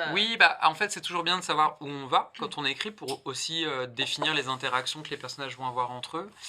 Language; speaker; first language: French; native; French